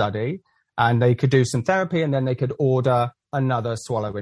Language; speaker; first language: English; native; English